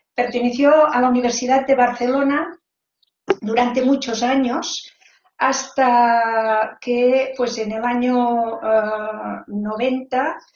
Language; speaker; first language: Spanish; native; Spanish